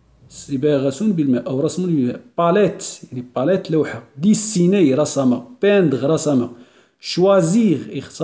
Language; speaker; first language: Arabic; native; Arabic